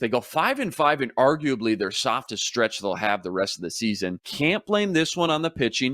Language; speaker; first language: English; native; English